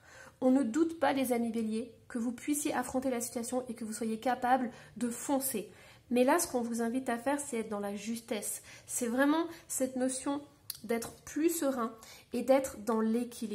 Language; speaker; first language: French; native; French